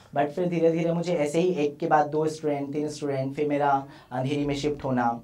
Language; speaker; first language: Hindi; native; Hindi